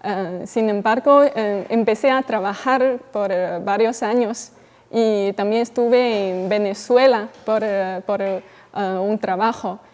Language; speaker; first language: Spanish; non-native, fluent; Chinese